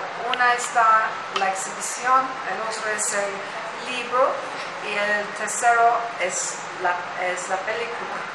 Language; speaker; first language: Spanish; non-native, learner; English